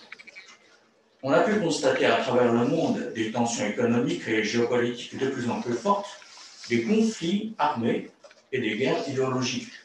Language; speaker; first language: French; non-native, fluent; Chinese